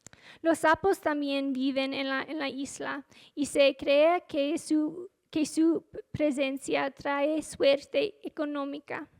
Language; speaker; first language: Spanish; non-native, fluent; English